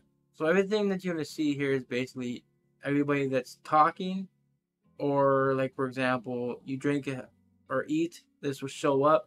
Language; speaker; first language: English; native; English